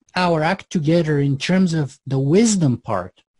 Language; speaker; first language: English; non-native, fluent; Bulgarian